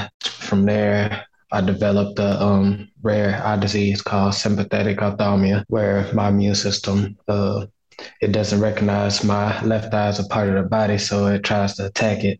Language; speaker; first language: English; native; English